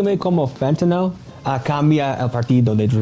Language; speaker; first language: Spanish; non-native, learner; English